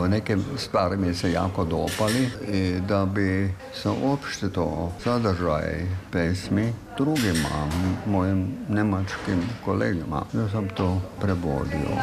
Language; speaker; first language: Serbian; non-native, fluent; German